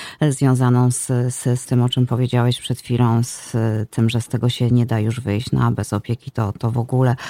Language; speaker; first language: Polish; native; Polish